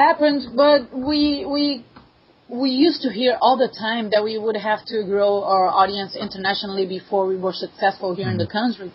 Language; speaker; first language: English; non-native, fluent; Portuguese